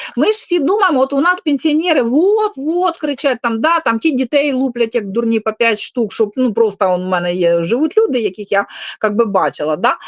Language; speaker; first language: Ukrainian; non-native, local second language; Russian